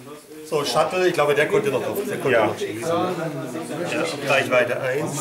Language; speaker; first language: German; native; German